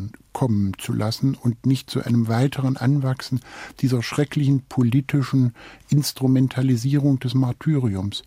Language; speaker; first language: German; native; German